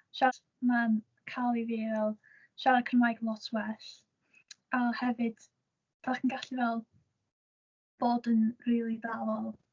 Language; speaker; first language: Welsh; non-native, local second language; English